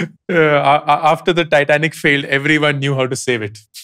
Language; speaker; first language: English; non-native, local second language; Hindi